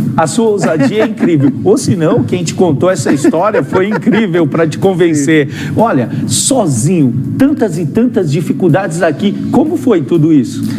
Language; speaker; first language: Portuguese; native; Portuguese